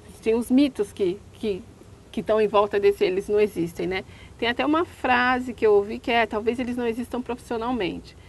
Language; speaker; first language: Portuguese; native; Portuguese